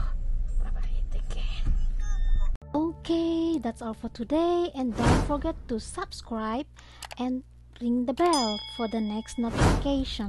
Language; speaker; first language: English; non-native, learner; Indonesian